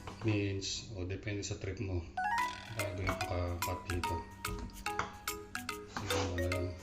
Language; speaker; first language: Filipino; native; Filipino